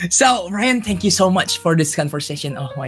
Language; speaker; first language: English; non-native, learner; Indonesian